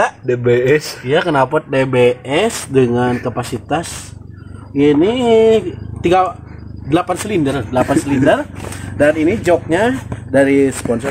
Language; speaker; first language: Indonesian; non-native, local second language; Sundanese